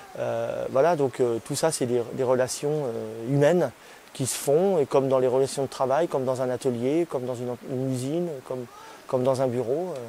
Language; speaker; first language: French; native; French